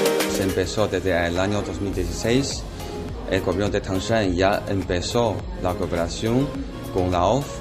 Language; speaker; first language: Spanish; non-native, fluent; Chinese